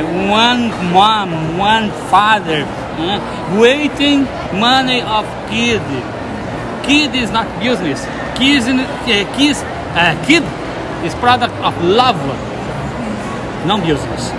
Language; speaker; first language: English; non-native, learner; Portuguese